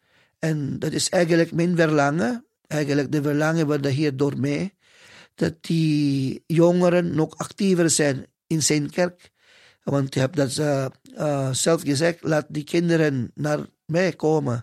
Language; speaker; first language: Dutch; non-native, fluent; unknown